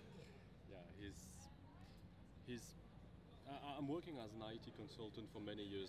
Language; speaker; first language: English; non-native, fluent; French